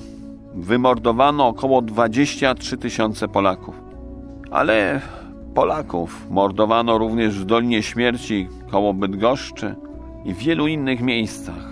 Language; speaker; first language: Polish; native; Polish